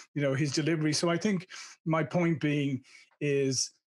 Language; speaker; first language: English; native; English